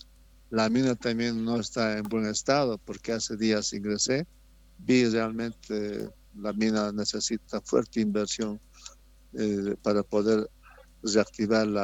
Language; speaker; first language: Spanish; native; Spanish